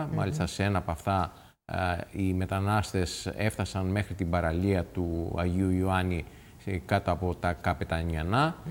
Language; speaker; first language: Greek; native; Greek